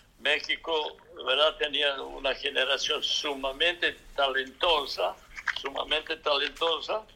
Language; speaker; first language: Spanish; non-native, fluent; Serbian